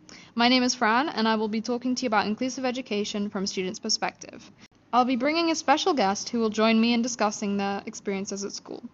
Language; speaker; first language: English; native; English